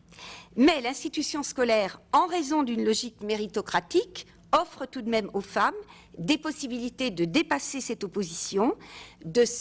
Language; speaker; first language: French; native; French